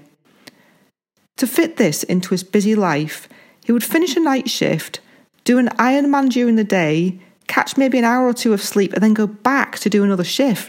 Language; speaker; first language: English; native; English